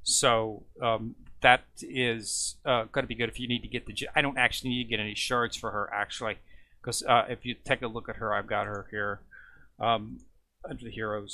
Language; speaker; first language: English; native; English